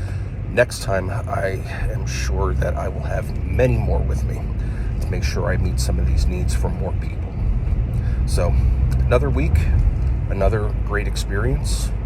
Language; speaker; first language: English; native; English